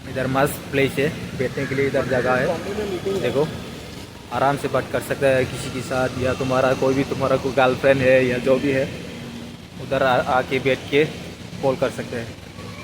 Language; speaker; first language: Hindi; non-native, local second language; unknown